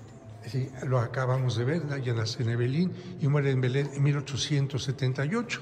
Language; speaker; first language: Spanish; native; Spanish